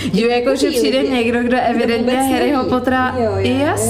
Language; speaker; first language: Czech; native; Czech